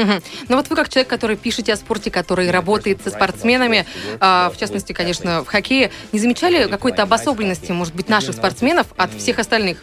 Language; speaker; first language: Russian; native; Russian